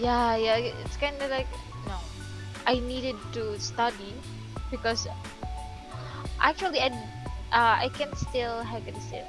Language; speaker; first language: English; non-native, local second language; Filipino